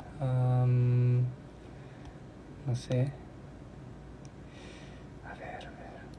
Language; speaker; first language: Spanish; non-native, learner; Korean